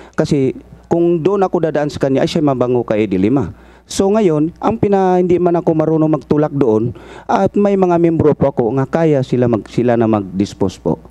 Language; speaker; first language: Filipino; non-native, local second language; Cebuano